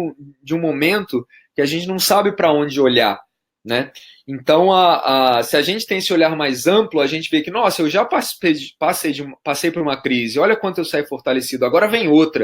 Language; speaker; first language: Portuguese; native; Portuguese